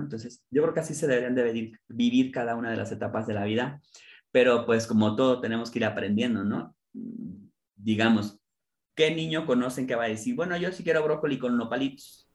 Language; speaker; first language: Spanish; native; Spanish